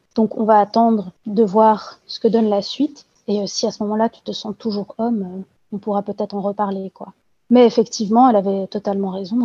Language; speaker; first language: French; native; French